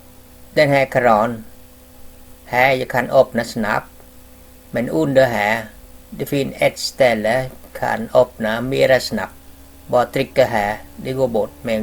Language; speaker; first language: Swedish; non-native, learner; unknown